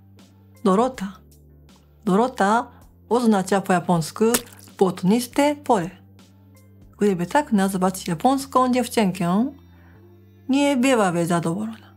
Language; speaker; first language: Polish; non-native, fluent; Japanese